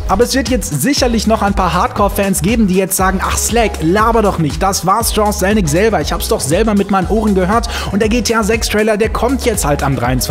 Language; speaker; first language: German; native; German